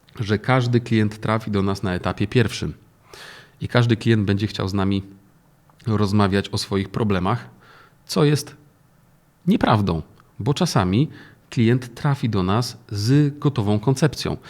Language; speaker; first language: Polish; native; Polish